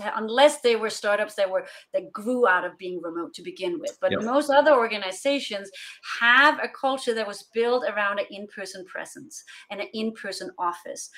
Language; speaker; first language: English; non-native, fluent; Danish